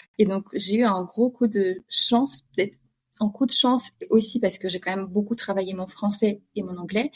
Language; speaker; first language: French; non-native, fluent; Russian